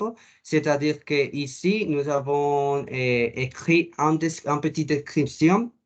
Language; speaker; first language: French; non-native, learner; Spanish